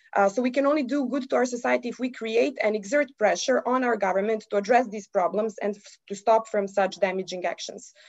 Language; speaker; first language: English; non-native, fluent; Serbian